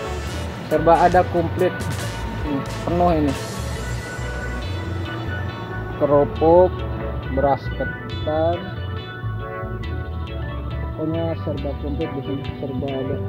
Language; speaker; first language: Indonesian; non-native, local second language; Sundanese